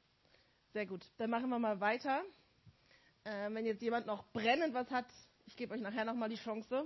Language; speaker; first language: German; native; German